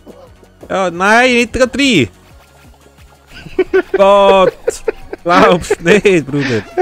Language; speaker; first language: German; native; German